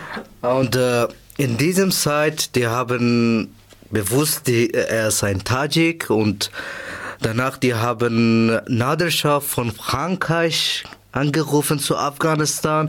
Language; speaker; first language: German; non-native, learner; Persian